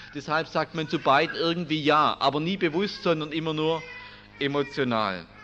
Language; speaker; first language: German; native; German